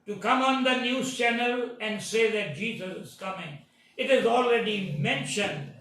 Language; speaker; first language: English; non-native, local second language; Hindi